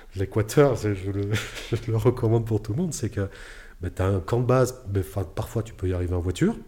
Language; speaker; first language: French; native; French